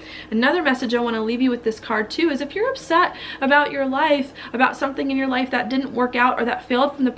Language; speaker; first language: English; native; English